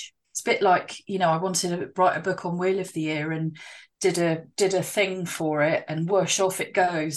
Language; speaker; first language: English; native; English